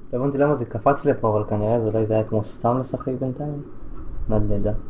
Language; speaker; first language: Hebrew; native; Hebrew